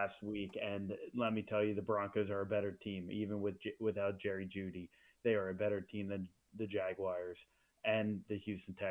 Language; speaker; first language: English; native; English